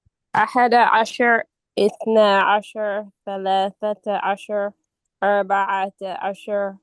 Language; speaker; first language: Arabic; non-native, learner; English